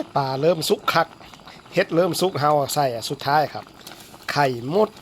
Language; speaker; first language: Thai; non-native, local second language; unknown